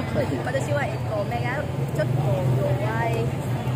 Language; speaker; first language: Japanese; non-native, learner; Vietnamese